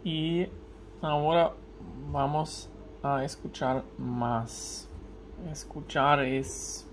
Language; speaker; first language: Spanish; non-native, learner; German